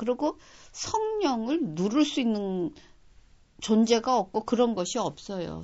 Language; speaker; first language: Korean; native; Korean